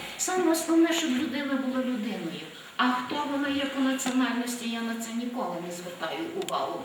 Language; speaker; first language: Ukrainian; native; Ukrainian